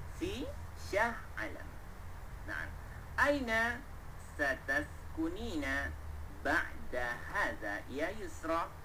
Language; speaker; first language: Arabic; non-native, fluent; Malay